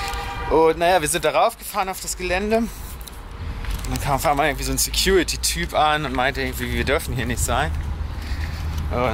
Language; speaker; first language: German; native; German